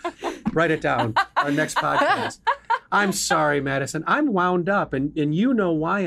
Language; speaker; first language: English; native; English